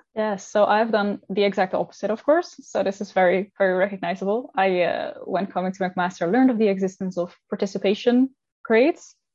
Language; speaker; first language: English; non-native, fluent; Dutch